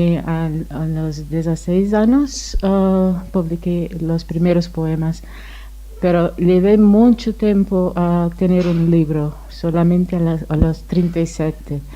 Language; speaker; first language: Spanish; non-native, fluent; Portuguese